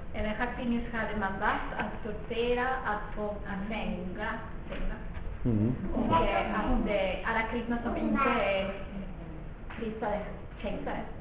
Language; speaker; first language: Swedish; non-native, fluent; Spanish